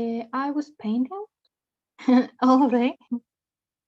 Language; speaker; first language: English; non-native, learner; Spanish